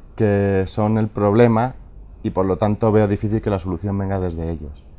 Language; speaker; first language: Spanish; native; Spanish